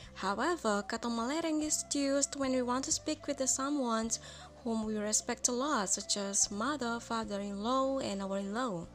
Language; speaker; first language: English; non-native, fluent; Indonesian